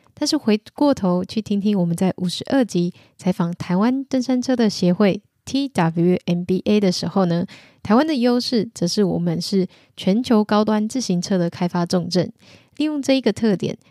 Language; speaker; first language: Chinese; native; Chinese